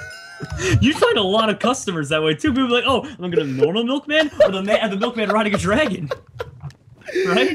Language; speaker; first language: English; native; English